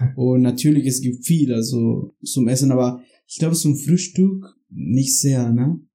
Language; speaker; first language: German; non-native, learner; Spanish